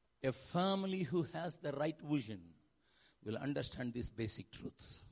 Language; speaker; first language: English; non-native, local second language; Tamil